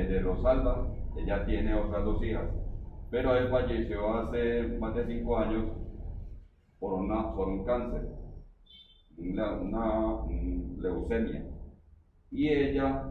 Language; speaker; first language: Spanish; native; Spanish